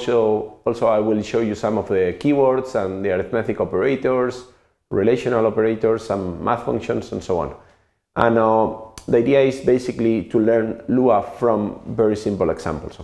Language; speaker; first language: English; non-native, fluent; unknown